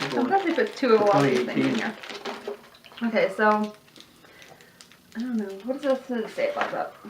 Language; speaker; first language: English; native; English